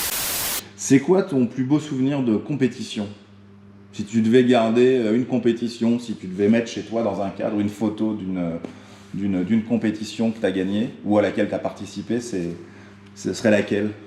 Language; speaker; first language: French; native; French